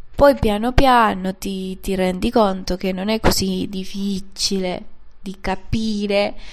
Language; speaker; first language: Italian; non-native, fluent; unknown